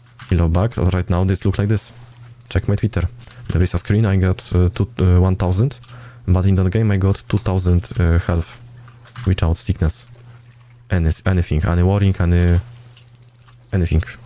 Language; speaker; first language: English; non-native, learner; Polish